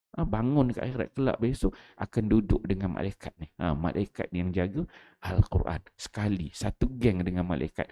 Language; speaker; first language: Malay; native; Malay